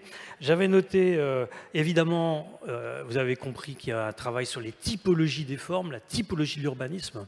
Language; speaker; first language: French; native; French